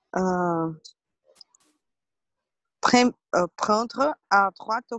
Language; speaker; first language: French; non-native, learner; Portuguese